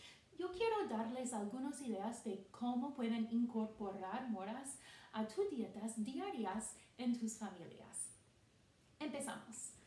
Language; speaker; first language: Spanish; non-native, fluent; English